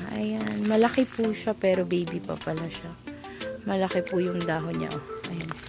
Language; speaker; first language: Filipino; non-native, local second language; Cebuano